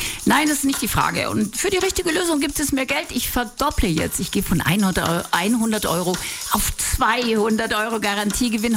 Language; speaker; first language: German; native; German